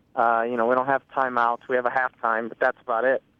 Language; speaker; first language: English; native; English